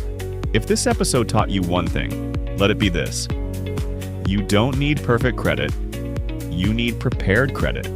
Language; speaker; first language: English; native; English